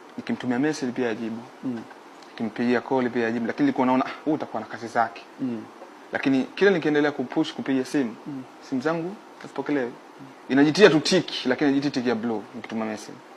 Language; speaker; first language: Swahili; native; Swahili